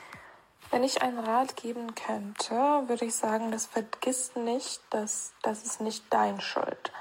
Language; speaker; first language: German; non-native, fluent; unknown